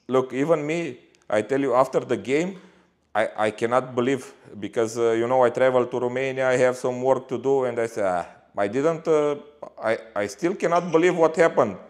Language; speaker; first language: English; non-native, learner; Bulgarian